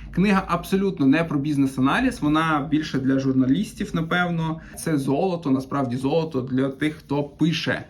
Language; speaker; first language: Ukrainian; non-native, local second language; Russian